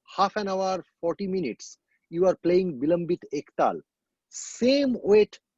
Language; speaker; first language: English; non-native, local second language; Bangla